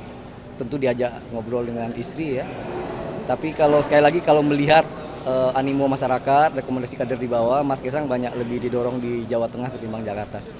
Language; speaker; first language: Indonesian; native; Indonesian